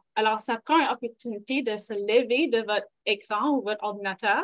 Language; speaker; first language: French; non-native, local second language; English